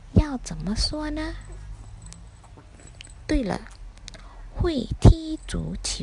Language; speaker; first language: Chinese; non-native, fluent; Thai